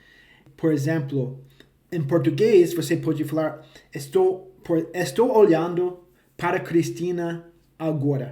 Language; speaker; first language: Portuguese; non-native, fluent; English